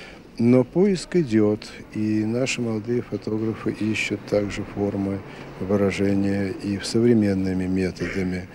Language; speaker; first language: Russian; native; Russian